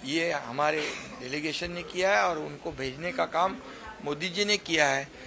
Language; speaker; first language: Hindi; non-native, local second language; Marathi